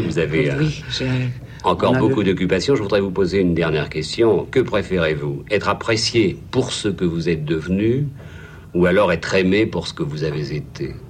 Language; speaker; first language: French; native; French